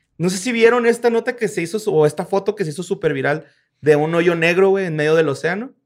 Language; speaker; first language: Spanish; native; Spanish